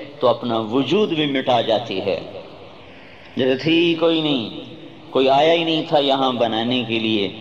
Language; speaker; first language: Urdu; non-native, local second language; Punjabi